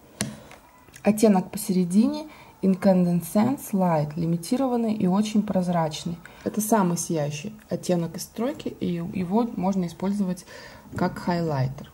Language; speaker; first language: Russian; native; Russian